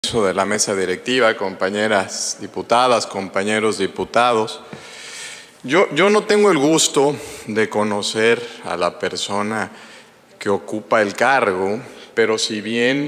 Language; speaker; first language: Spanish; native; Spanish